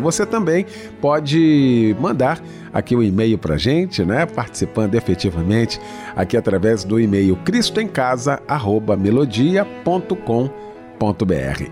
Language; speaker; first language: Portuguese; native; Portuguese